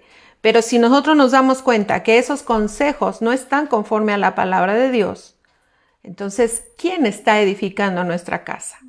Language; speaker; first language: Spanish; native; Spanish